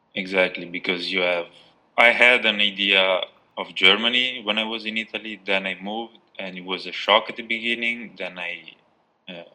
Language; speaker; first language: English; non-native, fluent; Albanian